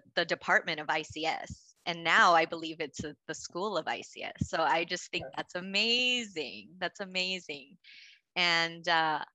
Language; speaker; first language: English; native; English